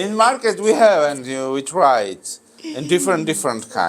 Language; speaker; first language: English; non-native, learner; Georgian